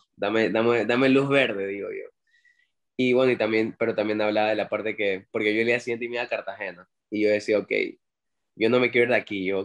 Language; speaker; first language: Spanish; native; Spanish